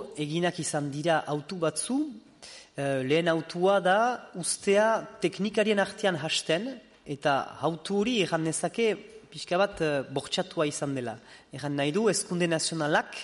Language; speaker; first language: Basque; native; Basque